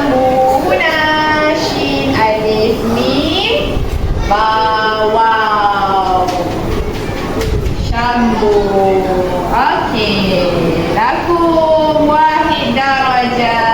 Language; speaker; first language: Arabic; non-native, learner; Malay